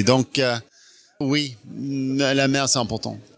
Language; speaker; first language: French; non-native, fluent; Norwegian